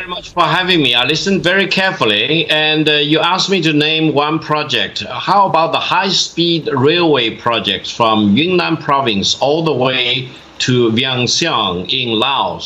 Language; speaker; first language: English; non-native, fluent; Chinese